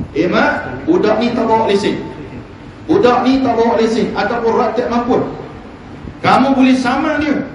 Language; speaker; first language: Malay; native; Malay